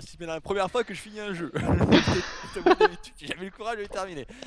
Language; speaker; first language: French; native; French